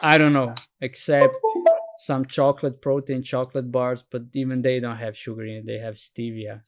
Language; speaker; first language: English; non-native, fluent; Slovenian